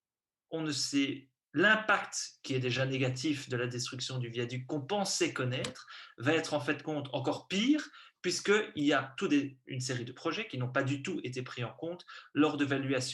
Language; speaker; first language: French; native; French